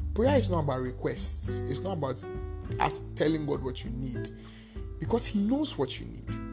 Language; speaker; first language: English; non-native, local second language; Akan